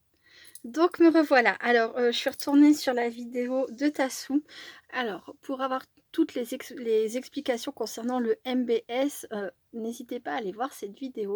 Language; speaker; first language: French; native; French